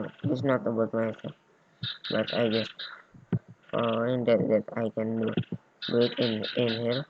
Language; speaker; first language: English; non-native, learner; Indonesian